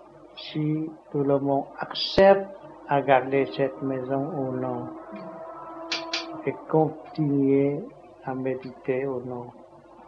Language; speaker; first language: French; non-native, learner; Vietnamese